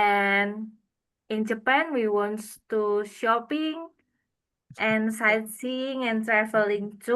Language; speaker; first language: English; non-native, learner; Indonesian